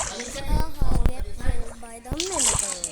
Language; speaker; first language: English; non-native, local second language; Filipino